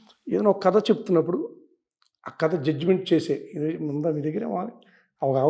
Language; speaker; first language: Telugu; native; Telugu